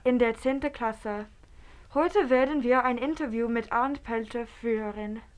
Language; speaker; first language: German; non-native, learner; English